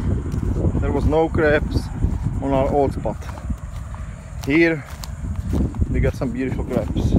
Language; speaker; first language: English; non-native, fluent; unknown